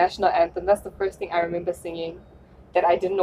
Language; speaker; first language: English; non-native, local second language; German